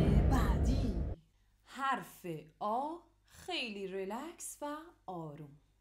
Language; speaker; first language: Persian; native; Persian